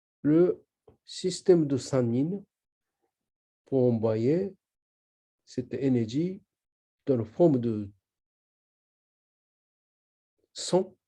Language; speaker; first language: French; non-native, learner; Japanese